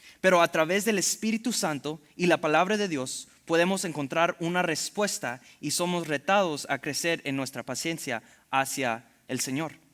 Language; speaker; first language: Spanish; early bilingual, heritage; Spanish